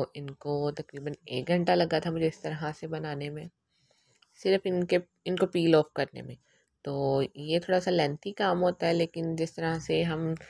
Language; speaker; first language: Urdu; native; Urdu